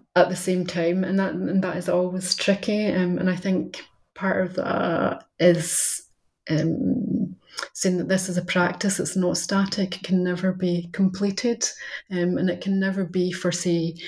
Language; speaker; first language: English; native; English